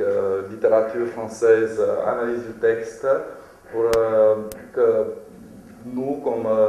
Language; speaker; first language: French; non-native, fluent; Romanian